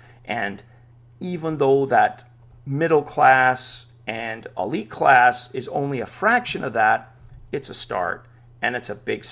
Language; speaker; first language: English; native; English